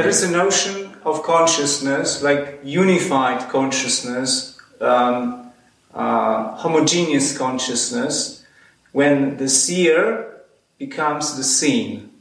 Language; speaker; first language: English; non-native, fluent; Polish